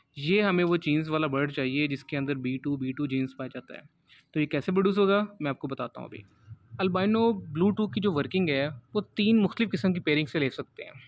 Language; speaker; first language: Urdu; non-native, local second language; Punjabi